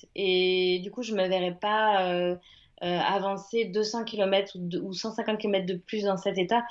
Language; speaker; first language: French; native; French